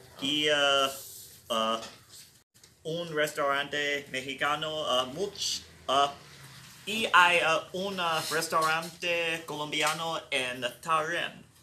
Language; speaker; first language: Spanish; non-native, learner; Indonesian